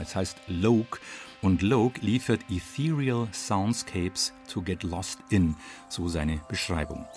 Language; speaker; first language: German; native; German